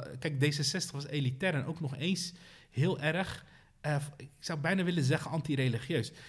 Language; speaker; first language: Dutch; early bilingual, other home language; Arabic